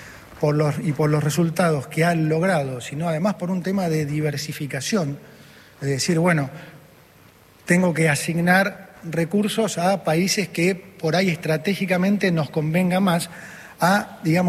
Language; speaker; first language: Spanish; native; Spanish